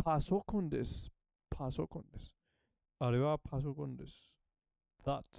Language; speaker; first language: Japanese; non-native, learner; English